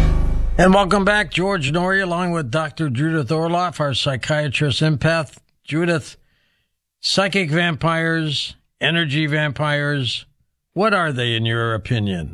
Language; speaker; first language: English; native; English